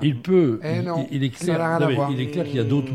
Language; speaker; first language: French; native; French